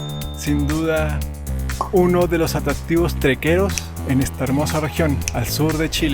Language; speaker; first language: Spanish; native; Spanish